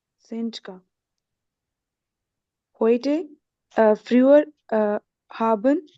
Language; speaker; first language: German; non-native, learner; Urdu